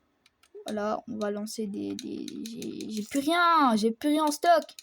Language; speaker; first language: French; native; French